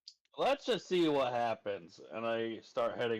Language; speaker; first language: English; native; English